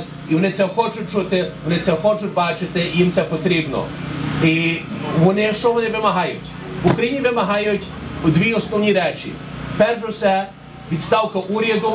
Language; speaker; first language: Ukrainian; early bilingual, heritage; English